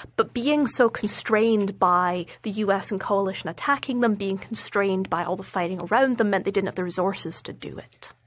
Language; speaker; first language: English; native; English